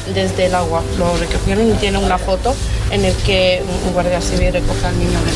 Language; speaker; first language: Spanish; non-native, fluent; Italian